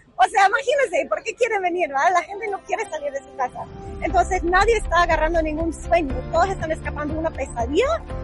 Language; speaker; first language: Spanish; non-native, fluent; English